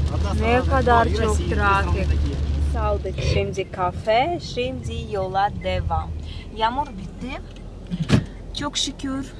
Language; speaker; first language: Turkish; non-native, learner; Russian